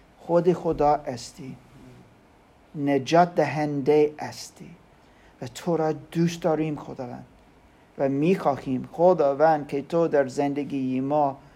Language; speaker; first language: Persian; non-native, learner; German